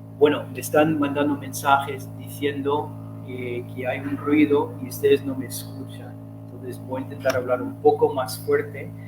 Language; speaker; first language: Spanish; non-native, fluent; English